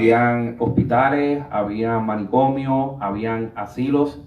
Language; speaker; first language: Spanish; native; Spanish